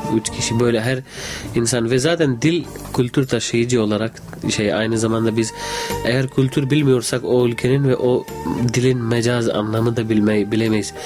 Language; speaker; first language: Turkish; non-native, fluent; Urdu